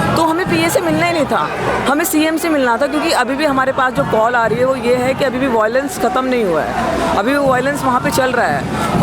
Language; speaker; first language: Hindi; native; Hindi